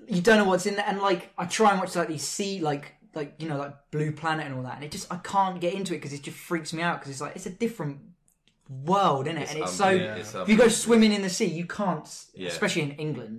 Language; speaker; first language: English; native; English